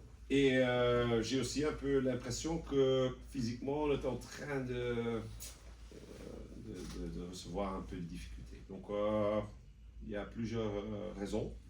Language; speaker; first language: French; non-native, local second language; Dutch